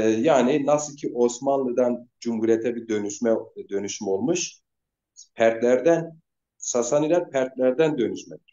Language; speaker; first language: Turkish; non-native, local second language; Zaza